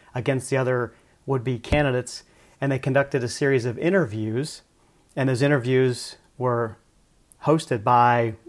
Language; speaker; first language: English; native; English